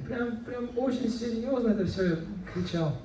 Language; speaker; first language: Russian; native; Russian